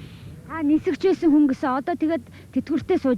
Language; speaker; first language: Mongolian; native; Mongolian